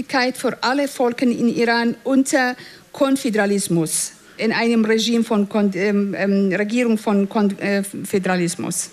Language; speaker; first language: German; non-native, fluent; Central Kurdish